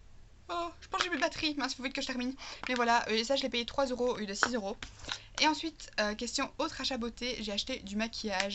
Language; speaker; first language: French; native; French